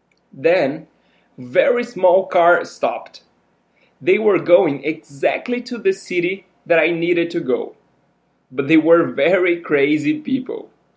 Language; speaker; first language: English; non-native, fluent; Portuguese